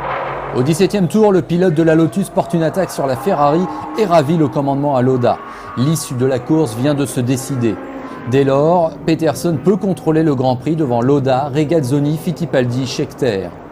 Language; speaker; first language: French; native; French